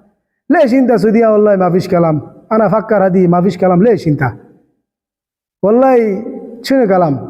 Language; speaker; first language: Arabic; non-native, learner; Bangla